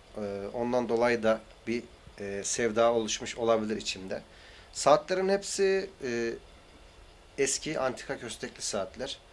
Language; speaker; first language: Turkish; native; Turkish